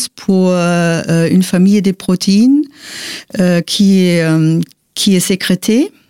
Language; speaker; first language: French; non-native, fluent; Portuguese